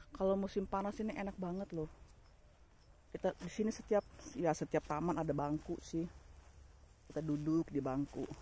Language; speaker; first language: Indonesian; native; Indonesian